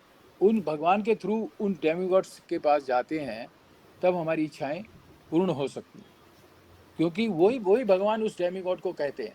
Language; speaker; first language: Hindi; native; Hindi